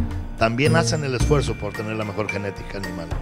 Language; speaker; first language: Spanish; native; Spanish